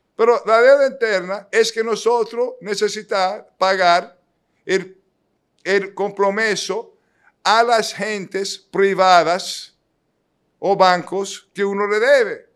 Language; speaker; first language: Spanish; non-native, fluent; Italian